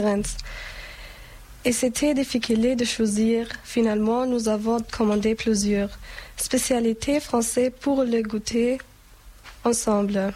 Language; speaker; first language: French; non-native, learner; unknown